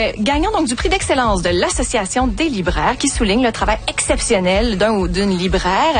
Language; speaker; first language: French; native; French